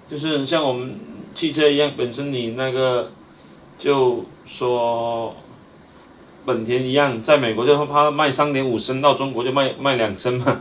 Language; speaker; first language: Chinese; native; Chinese